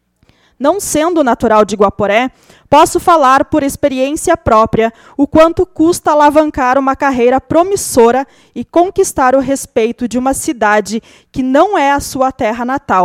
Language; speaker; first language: Portuguese; native; Portuguese